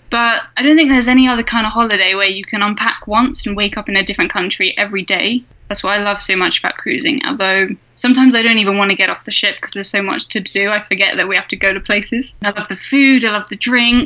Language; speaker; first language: English; native; English